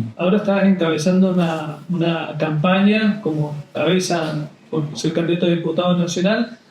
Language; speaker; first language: Spanish; native; Spanish